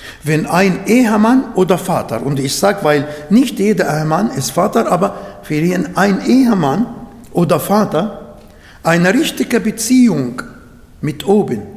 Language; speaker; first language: German; non-native, fluent; Arabic